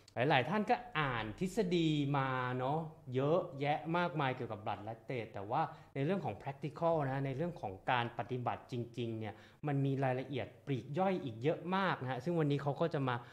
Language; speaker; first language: Thai; native; Thai